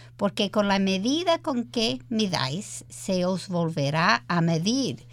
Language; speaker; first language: Spanish; early bilingual, heritage; English